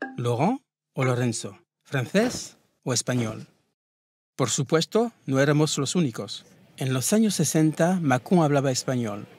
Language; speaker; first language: Spanish; early bilingual, heritage; Spanish